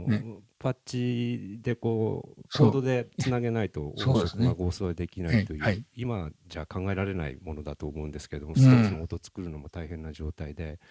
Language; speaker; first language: Japanese; native; Japanese